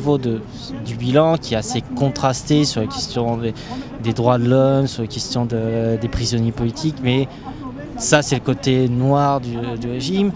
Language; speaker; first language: French; native; French